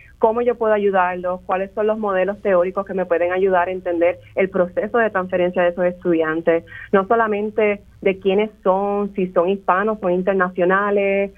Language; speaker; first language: Spanish; native; Spanish